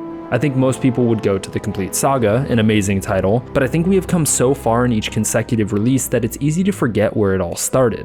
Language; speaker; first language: English; native; English